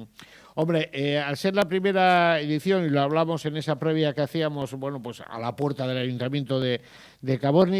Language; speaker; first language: Spanish; native; Spanish